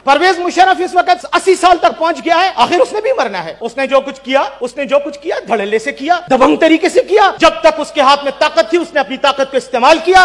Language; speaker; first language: Urdu; non-native, local second language; Pashto